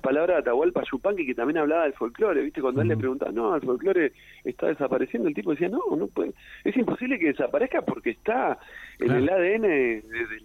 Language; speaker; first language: Spanish; native; Spanish